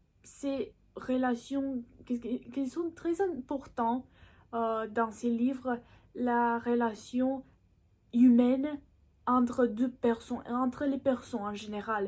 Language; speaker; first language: French; non-native, learner; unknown